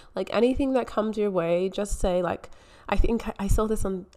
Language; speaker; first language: English; native; English